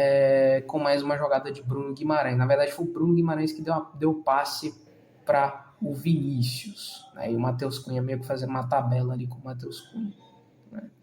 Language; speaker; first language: Portuguese; native; Portuguese